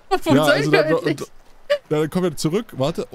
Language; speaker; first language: German; native; German